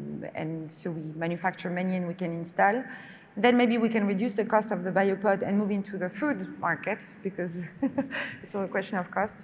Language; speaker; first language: English; non-native, fluent; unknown